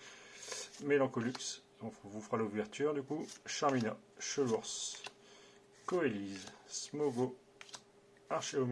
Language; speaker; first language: French; native; French